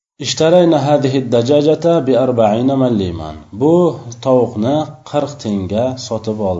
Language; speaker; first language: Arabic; non-native, fluent; Uzbek